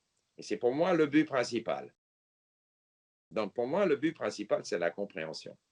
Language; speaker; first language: French; non-native, learner; English